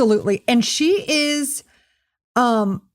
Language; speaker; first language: English; native; English